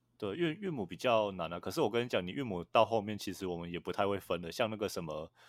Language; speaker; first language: Chinese; native; Chinese